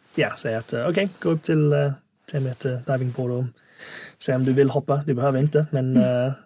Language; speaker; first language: Swedish; non-native, fluent; English